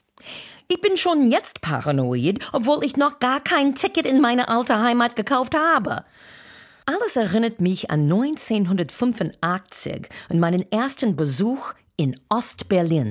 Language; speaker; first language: German; non-native, fluent; English